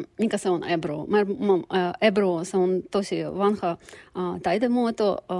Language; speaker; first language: Finnish; non-native, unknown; Russian